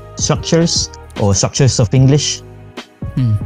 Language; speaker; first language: English; non-native, fluent; Malay